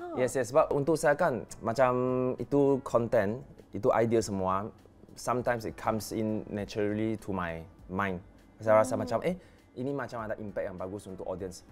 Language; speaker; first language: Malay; non-native, local second language; Chinese